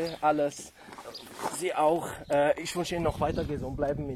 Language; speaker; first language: German; non-native, fluent; Tajik